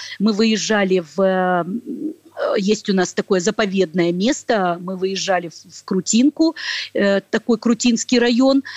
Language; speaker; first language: Russian; native; Russian